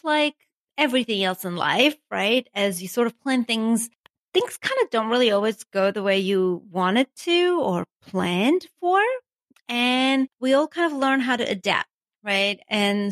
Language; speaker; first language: English; non-native, fluent; Armenian